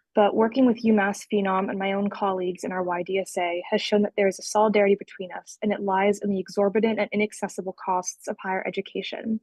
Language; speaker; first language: English; native; English